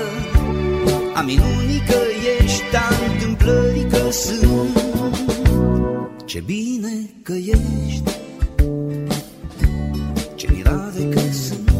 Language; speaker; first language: Romanian; native; Romanian